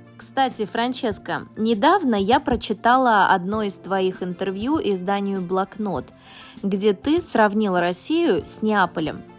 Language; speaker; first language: Russian; native; Russian